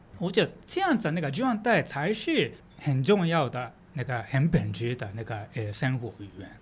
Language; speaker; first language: Chinese; non-native, fluent; Japanese